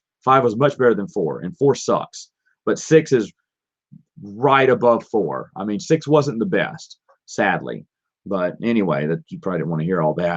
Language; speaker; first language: English; native; English